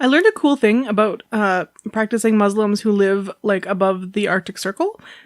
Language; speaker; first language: English; native; English